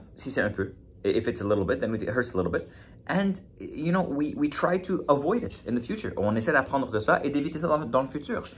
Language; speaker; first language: French; native; French